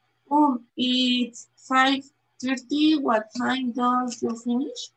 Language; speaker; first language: English; non-native, learner; Spanish